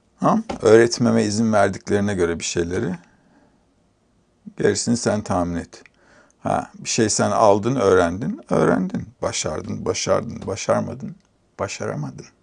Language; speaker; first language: Turkish; native; Turkish